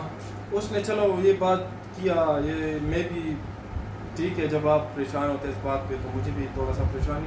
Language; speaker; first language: Hindi; non-native, local second language; Pashto